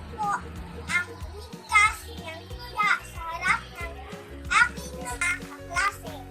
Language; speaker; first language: Filipino; native; Filipino